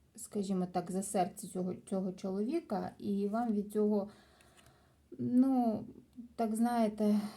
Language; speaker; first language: Ukrainian; native; Ukrainian